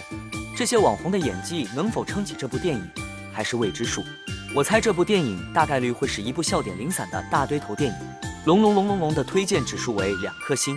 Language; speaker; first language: Chinese; native; Chinese